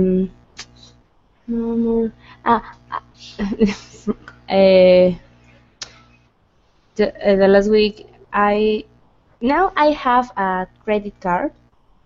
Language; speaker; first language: English; non-native, learner; Spanish